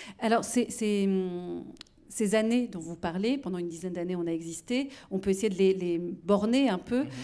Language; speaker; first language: French; native; French